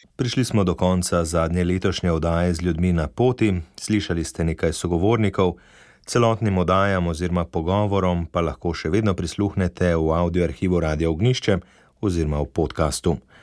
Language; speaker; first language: Slovenian; native; Slovenian